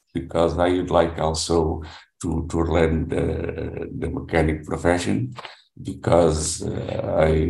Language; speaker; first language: English; non-native, learner; Portuguese